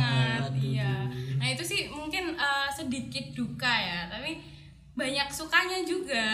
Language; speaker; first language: Indonesian; native; Indonesian